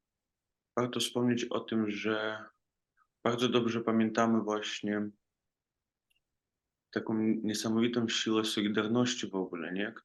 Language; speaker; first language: Polish; non-native, fluent; Ukrainian